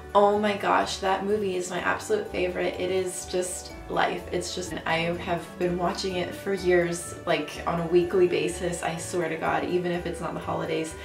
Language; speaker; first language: English; native; English